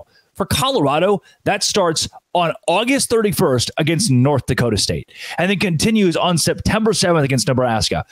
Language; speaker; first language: English; native; English